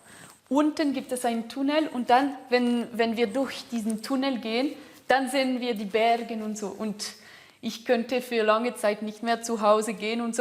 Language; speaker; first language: German; non-native, fluent; French